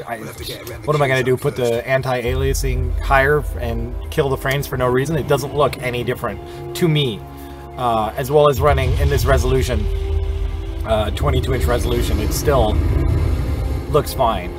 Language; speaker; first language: English; native; English